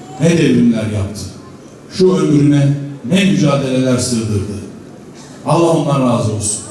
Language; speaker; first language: Turkish; native; Turkish